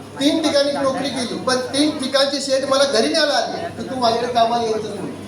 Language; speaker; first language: Marathi; native; Marathi